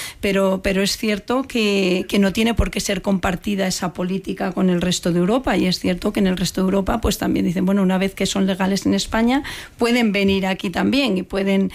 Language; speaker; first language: Spanish; native; Spanish